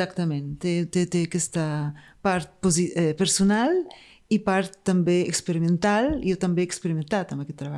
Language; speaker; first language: Catalan; non-native, fluent; Arabic